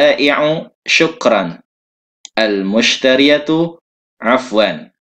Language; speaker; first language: Arabic; non-native, fluent; Indonesian